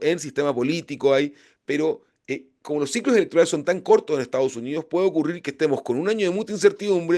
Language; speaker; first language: Spanish; native; Spanish